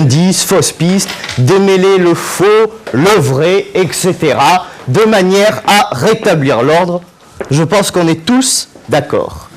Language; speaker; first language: French; native; French